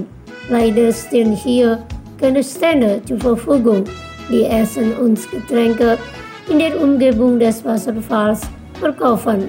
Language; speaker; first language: German; non-native, fluent; Indonesian